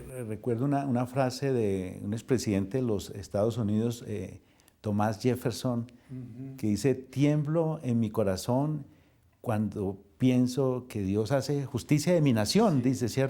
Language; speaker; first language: Spanish; native; Spanish